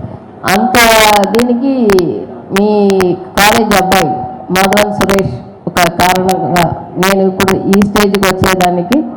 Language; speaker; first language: Telugu; native; Telugu